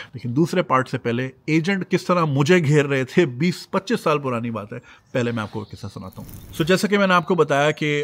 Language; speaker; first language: Urdu; native; Urdu